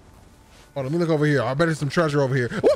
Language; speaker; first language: English; native; English